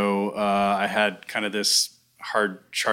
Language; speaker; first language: English; native; English